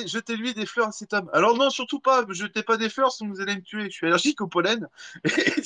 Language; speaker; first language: French; native; French